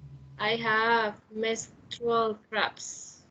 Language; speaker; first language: English; non-native, learner; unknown